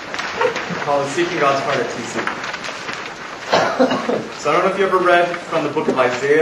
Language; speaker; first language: English; native; English